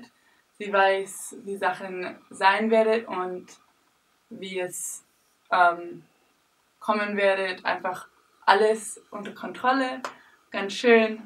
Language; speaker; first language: German; non-native, learner; English